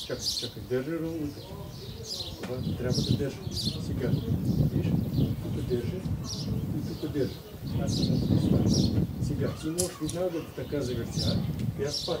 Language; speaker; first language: Bulgarian; non-native, learner; Russian